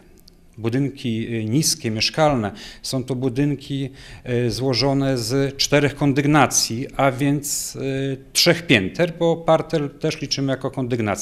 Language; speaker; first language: Polish; native; Polish